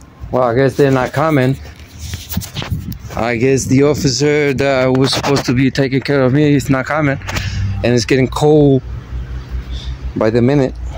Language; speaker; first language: English; non-native, fluent; Spanish